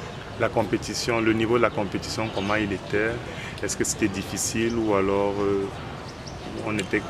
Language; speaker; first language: French; native; French